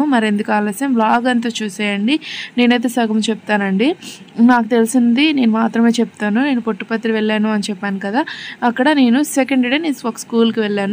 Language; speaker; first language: Telugu; native; Telugu